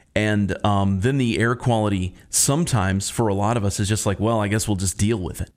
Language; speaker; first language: English; native; English